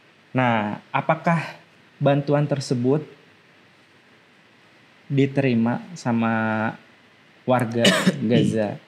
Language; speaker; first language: Indonesian; non-native, local second language; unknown